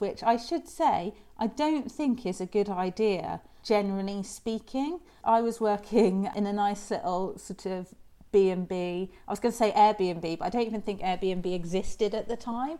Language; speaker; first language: English; native; English